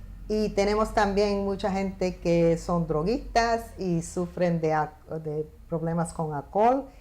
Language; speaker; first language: Spanish; early bilingual, heritage; Spanish